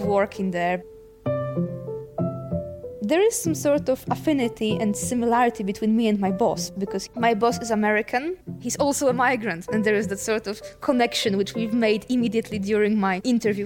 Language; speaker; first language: English; non-native, fluent; Polish